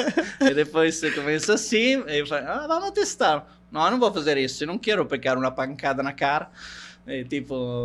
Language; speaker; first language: Portuguese; non-native, fluent; Italian